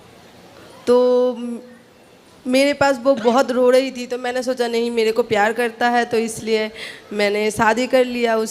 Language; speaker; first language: Hindi; non-native, local second language; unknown